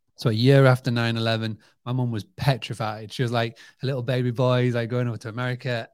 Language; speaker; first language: English; native; English